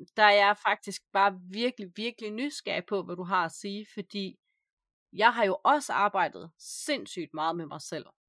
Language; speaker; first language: Danish; native; Danish